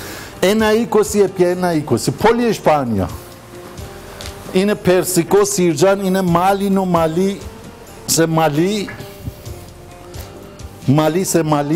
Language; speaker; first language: Greek; non-native, learner; Persian